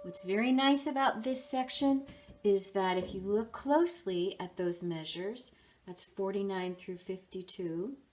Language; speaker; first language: English; native; English